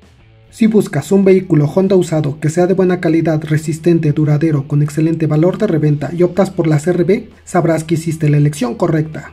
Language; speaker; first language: Spanish; native; Spanish